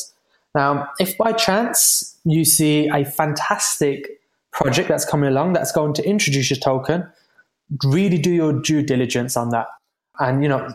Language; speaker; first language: English; native; English